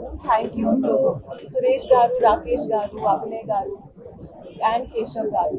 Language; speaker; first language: Telugu; non-native, learner; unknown